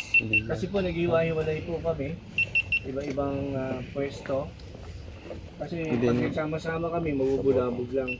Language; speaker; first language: Filipino; native; Filipino